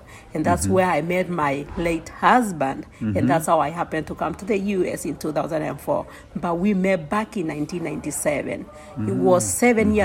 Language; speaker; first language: English; non-native, local second language; Kamba